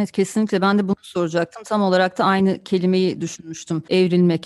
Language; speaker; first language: Turkish; native; Turkish